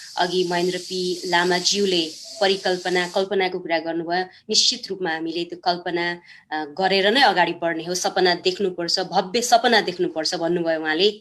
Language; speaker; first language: Nepali; non-native, local second language; Eastern Tamang